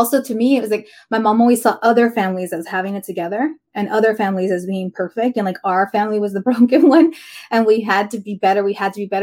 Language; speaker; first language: English; native; English